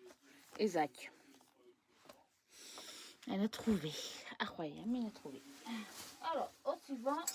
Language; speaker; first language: French; native; French